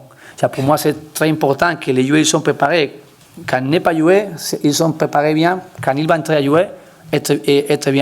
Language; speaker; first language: French; non-native, learner; Spanish